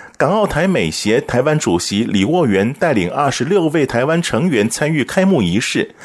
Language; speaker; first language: Chinese; native; Chinese